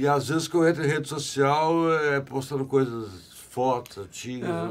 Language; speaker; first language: Portuguese; native; Portuguese